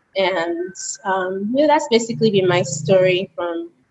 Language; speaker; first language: English; early bilingual, other home language; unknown